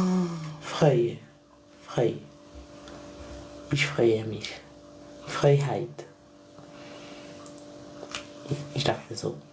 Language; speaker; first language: German; non-native, learner; French